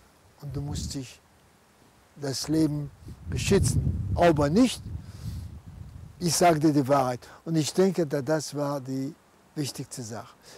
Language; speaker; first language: German; non-native, fluent; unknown